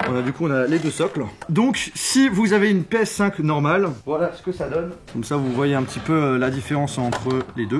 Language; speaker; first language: French; native; French